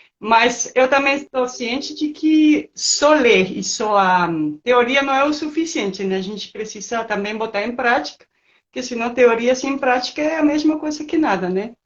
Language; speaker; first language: Portuguese; non-native, fluent; Spanish